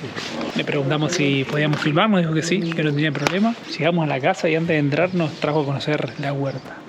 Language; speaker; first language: Spanish; native; Spanish